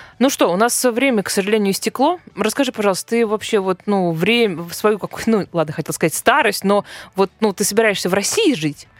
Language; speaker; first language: Russian; native; Russian